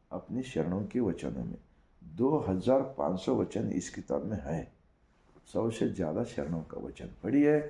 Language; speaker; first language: Hindi; non-native, local second language; Kannada